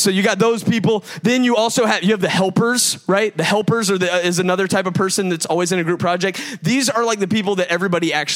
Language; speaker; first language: English; native; English